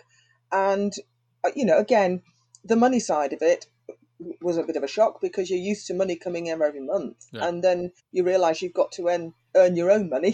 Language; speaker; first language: English; native; English